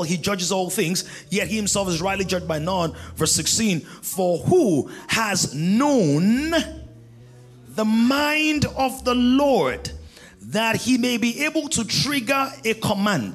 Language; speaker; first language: English; non-native, local second language; Yoruba